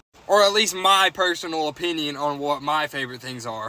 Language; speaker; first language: English; native; English